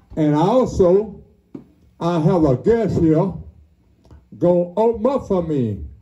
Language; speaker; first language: English; native; English